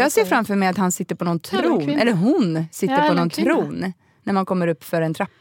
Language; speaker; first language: Swedish; native; Swedish